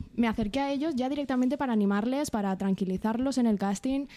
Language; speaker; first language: Spanish; native; Spanish